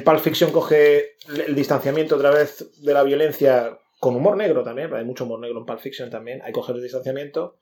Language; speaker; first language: Spanish; native; Spanish